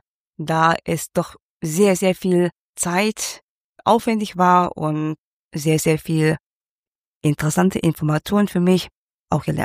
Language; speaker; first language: German; non-native, fluent; Cantonese